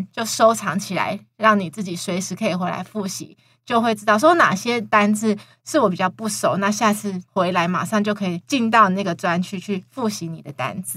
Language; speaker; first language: Chinese; native; Chinese